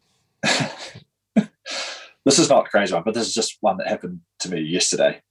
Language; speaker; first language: English; native; English